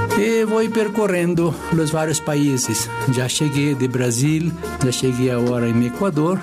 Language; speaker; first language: Spanish; non-native, fluent; Portuguese